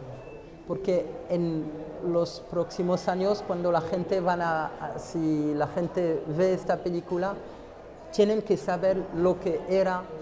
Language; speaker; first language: Spanish; non-native, fluent; French